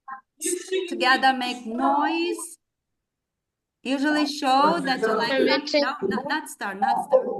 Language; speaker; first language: English; non-native, fluent; Kazakh